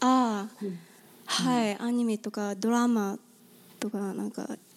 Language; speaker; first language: Japanese; non-native, fluent; English